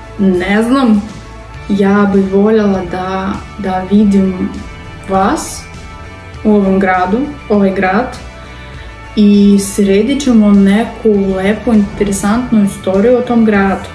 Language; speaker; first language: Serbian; non-native, learner; Russian